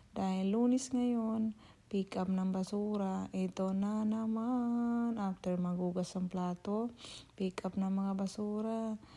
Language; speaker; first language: Filipino; non-native, local second language; Cebuano